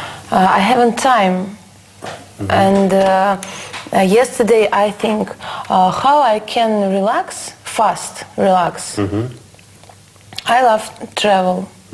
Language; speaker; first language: English; non-native, learner; Russian